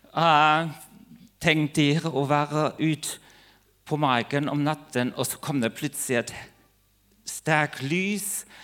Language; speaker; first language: Norwegian; non-native, fluent; German